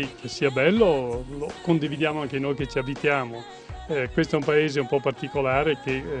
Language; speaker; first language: Italian; native; Italian